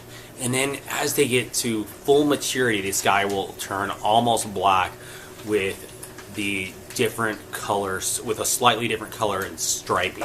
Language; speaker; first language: English; native; English